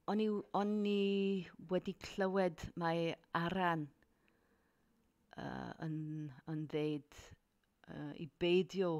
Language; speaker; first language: Welsh; non-native, learner; English